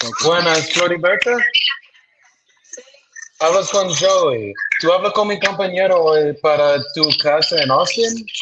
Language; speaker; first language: Spanish; non-native, learner; English